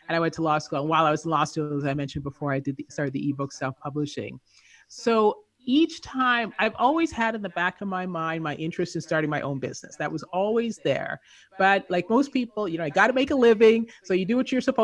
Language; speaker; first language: English; native; English